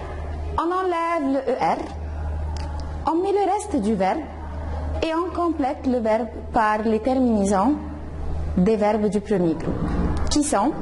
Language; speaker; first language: French; non-native, fluent; Arabic